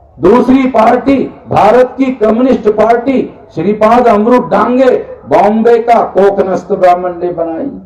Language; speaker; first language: Hindi; non-native, local second language; Marathi